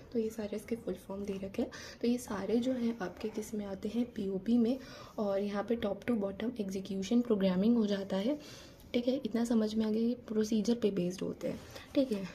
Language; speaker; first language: Hindi; native; Hindi